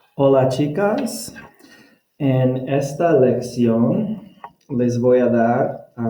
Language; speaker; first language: Spanish; non-native, fluent; English